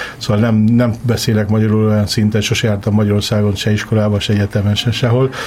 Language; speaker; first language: Hungarian; early bilingual, heritage; Hungarian